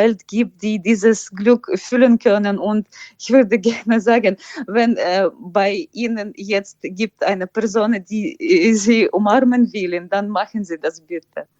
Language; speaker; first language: German; non-native, fluent; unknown